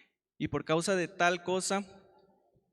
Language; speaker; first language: Spanish; native; Spanish